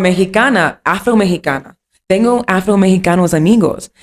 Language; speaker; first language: Spanish; non-native, learner; English